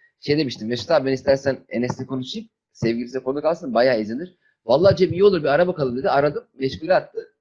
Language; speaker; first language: Turkish; native; Turkish